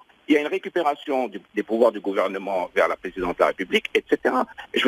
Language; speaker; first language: French; non-native, local second language; Arabic